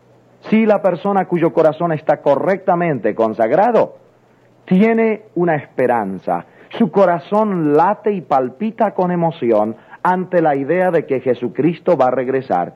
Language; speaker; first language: Spanish; native; Spanish